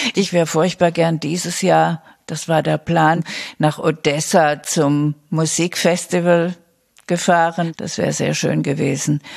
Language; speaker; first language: German; native; German